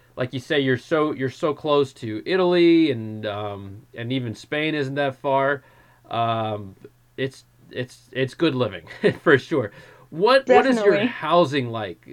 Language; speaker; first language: English; native; English